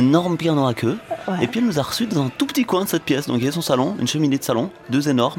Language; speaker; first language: French; native; French